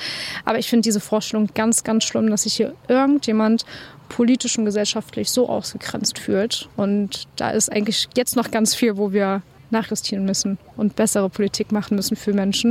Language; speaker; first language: German; native; German